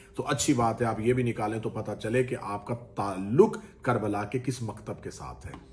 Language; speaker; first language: Urdu; non-native, local second language; Punjabi